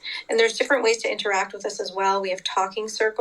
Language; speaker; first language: English; native; English